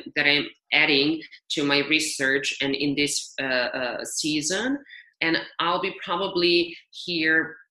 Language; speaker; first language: English; non-native, fluent; Serbian